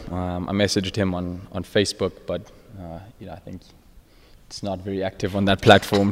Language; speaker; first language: English; native; English